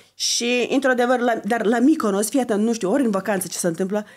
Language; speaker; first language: Romanian; non-native, fluent; Lithuanian